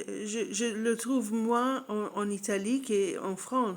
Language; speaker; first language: French; non-native, learner; English